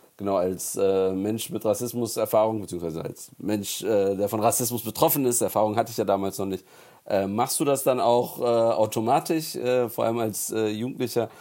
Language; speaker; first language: German; early bilingual, other home language; Turkish